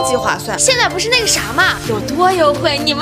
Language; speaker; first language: Chinese; native; Chinese